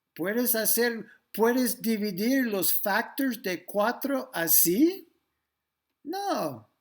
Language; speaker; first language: Spanish; non-native, learner; English